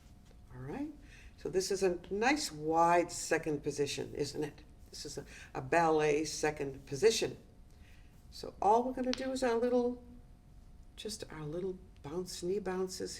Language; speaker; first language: English; native; English